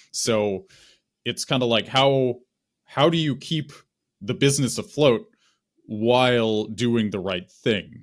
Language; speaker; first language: English; native; English